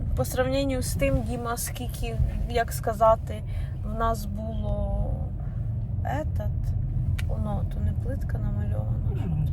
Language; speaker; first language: Ukrainian; non-native, local second language; Russian